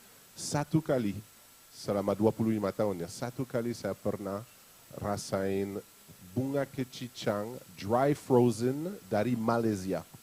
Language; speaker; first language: Indonesian; non-native, fluent; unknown